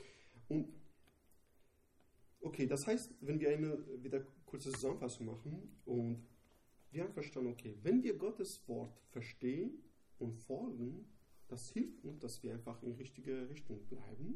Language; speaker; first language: German; non-native, learner; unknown